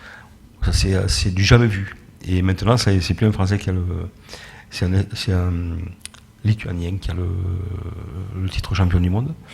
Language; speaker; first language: French; native; French